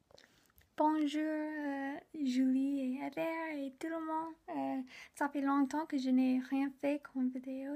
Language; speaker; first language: French; non-native, learner; English